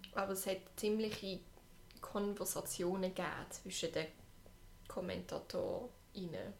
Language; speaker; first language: German; native; German